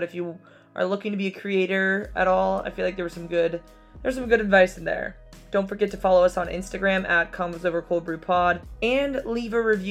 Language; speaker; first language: English; native; English